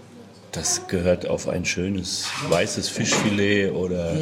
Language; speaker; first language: German; native; German